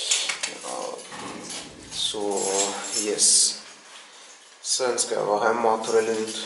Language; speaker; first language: Swedish; non-native, learner; Russian